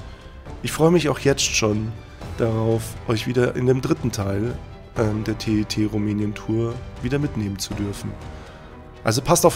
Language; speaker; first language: German; native; German